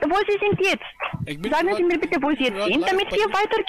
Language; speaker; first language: German; non-native, learner; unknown